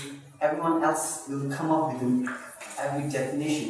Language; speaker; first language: English; non-native, local second language; Tibetan